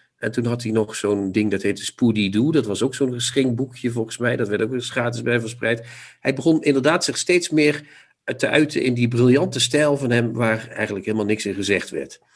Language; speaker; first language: Dutch; non-native, local second language; Limburgish